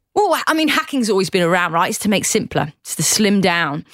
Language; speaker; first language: English; native; English